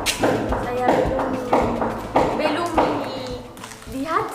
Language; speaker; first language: Indonesian; non-native, learner; French